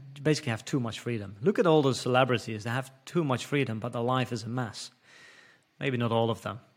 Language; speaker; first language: English; non-native, fluent; Dutch